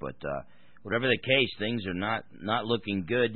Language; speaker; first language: English; native; English